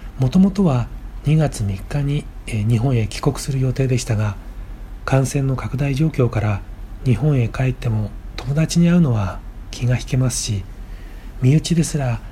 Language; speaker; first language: Japanese; native; Japanese